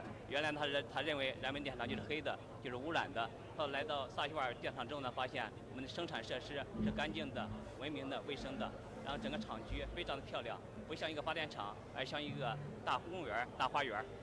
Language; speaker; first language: Chinese; native; Chinese